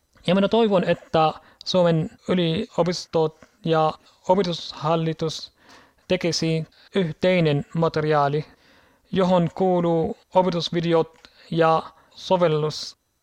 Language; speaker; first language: Finnish; non-native, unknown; Arabic